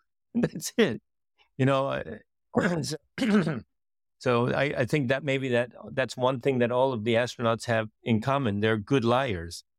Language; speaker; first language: English; early bilingual, other home language; Dutch